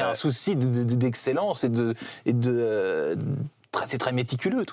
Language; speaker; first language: French; native; French